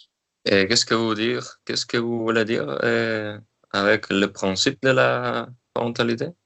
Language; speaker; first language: French; non-native, learner; Spanish